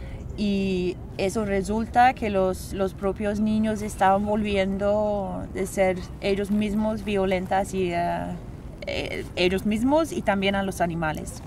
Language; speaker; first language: Spanish; non-native, fluent; English